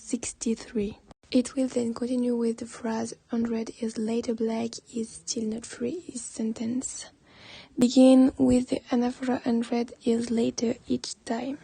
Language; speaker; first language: English; non-native, learner; French